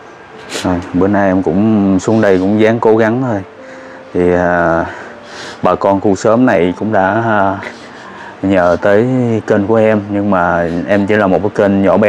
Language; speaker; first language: Vietnamese; native; Vietnamese